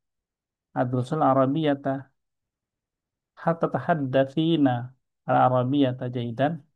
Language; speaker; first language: Arabic; non-native, fluent; Indonesian